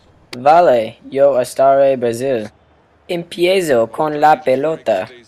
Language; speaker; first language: Spanish; non-native, learner; English